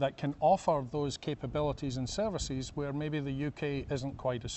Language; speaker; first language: English; native; English